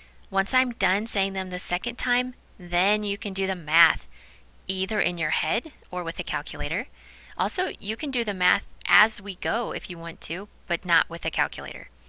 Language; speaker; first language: English; native; English